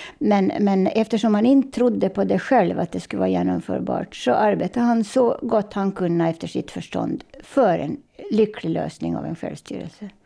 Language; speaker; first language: Swedish; native; Swedish